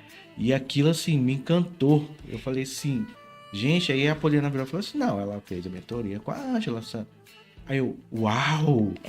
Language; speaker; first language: Portuguese; native; Portuguese